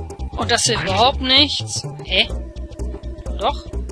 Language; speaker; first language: German; native; German